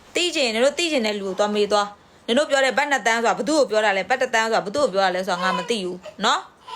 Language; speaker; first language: Burmese; non-native, local second language; Karen languages